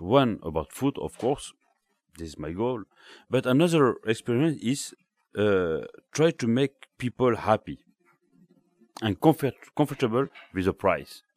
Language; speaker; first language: English; non-native, learner; French